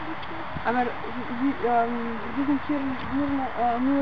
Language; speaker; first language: German; non-native, learner; Slovenian